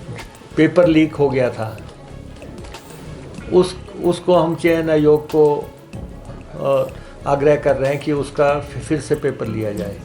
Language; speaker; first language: Hindi; native; Hindi